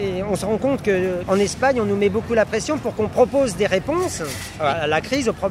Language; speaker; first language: French; native; French